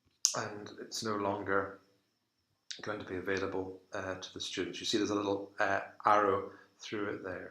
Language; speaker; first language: English; native; English